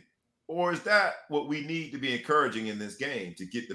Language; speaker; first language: English; native; English